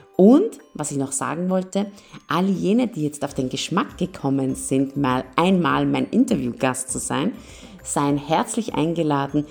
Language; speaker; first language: German; early bilingual, other home language; Persian